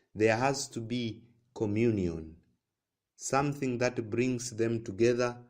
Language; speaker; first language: English; non-native, local second language; Swahili